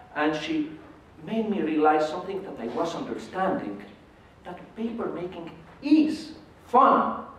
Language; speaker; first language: English; non-native, fluent; Spanish